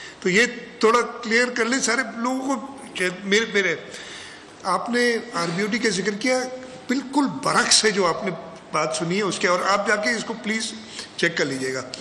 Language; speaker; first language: Urdu; non-native, local second language; Sindhi